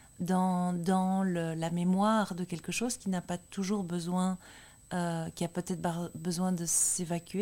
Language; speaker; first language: French; native; French